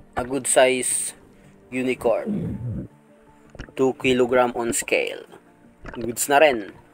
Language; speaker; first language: Filipino; non-native, local second language; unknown